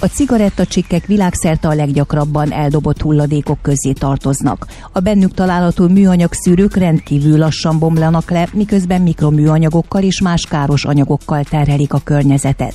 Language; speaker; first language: Hungarian; native; Hungarian